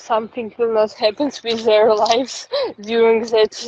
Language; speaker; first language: English; non-native, fluent; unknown